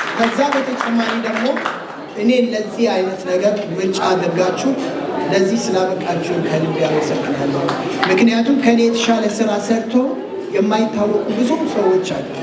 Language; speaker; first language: Amharic; native; Amharic